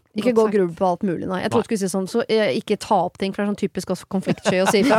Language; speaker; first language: Norwegian; native; Norwegian